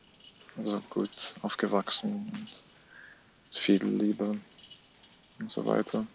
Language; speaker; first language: German; non-native, fluent; Arabic